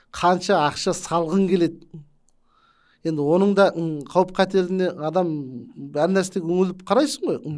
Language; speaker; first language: Kazakh; native; Kazakh